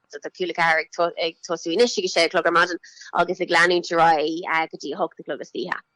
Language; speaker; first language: Irish; native; Irish